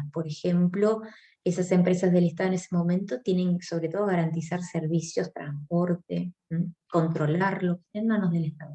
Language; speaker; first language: Spanish; native; Spanish